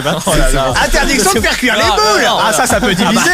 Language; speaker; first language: French; native; French